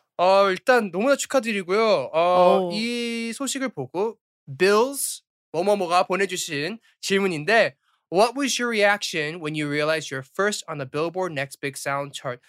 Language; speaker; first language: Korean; early bilingual, heritage; Korean